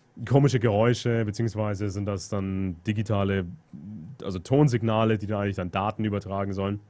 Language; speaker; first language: German; native; German